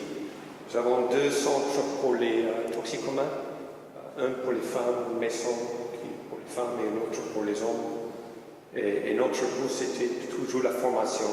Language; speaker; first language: French; non-native, fluent; English